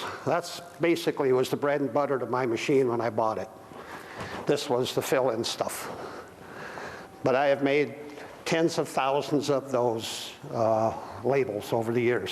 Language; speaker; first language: English; native; English